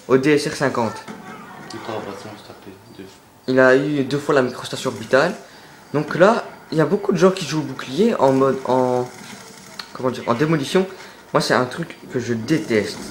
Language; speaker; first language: French; native; French